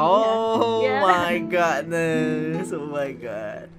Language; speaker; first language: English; non-native, fluent; Indonesian